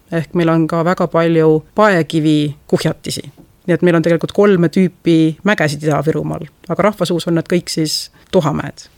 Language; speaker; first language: Estonian; native; Estonian